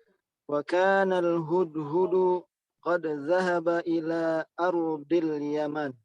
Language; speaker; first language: Arabic; non-native, learner; Indonesian